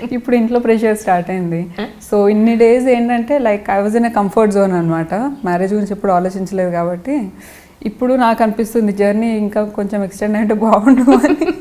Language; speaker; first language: Telugu; non-native, local second language; Lambadi